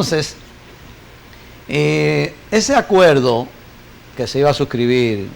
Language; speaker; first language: Spanish; native; Spanish